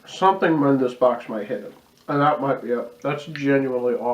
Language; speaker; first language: English; native; English